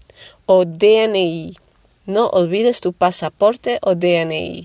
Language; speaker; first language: Spanish; non-native, fluent; Dutch